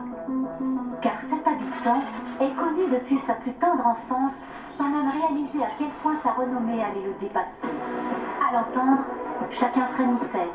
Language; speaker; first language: French; native; French